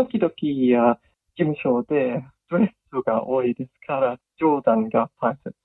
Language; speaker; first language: Japanese; non-native, learner; English